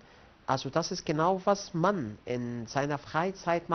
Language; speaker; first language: German; non-native, fluent; Arabic